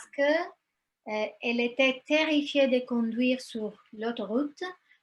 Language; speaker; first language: French; non-native, fluent; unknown